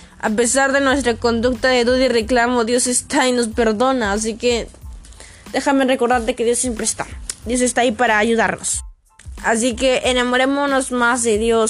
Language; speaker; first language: Spanish; native; Spanish